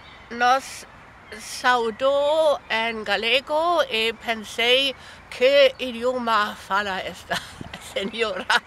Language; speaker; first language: Galician; non-native, learner; German